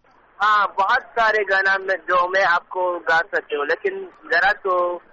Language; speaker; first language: Hindi; non-native, learner; Hausa